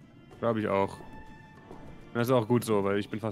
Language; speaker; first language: German; native; German